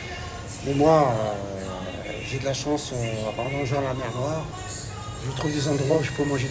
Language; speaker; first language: French; non-native, local second language; Arabic